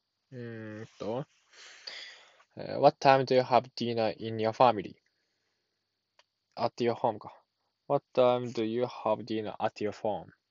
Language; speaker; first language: English; non-native, learner; Japanese